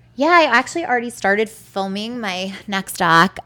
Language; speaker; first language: English; native; English